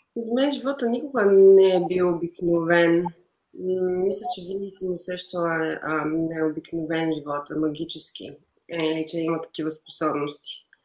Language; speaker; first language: Bulgarian; native; Bulgarian